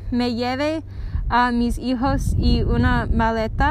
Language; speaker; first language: Spanish; non-native, learner; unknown